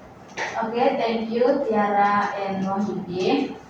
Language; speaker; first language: English; non-native, learner; Indonesian